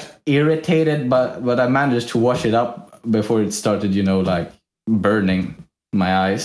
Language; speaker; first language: English; non-native, fluent; Swedish